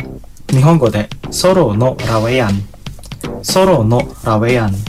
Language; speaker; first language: Japanese; non-native, fluent; Indonesian